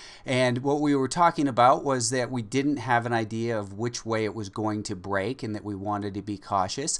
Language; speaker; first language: English; native; English